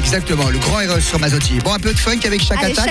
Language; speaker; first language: French; native; French